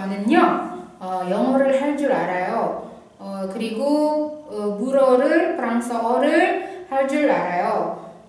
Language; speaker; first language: Korean; non-native, fluent; Indonesian